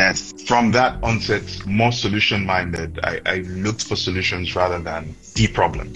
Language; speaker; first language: English; non-native, local second language; Yoruba